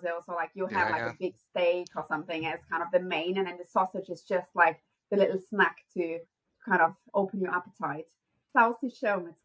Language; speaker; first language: English; non-native, fluent; Portuguese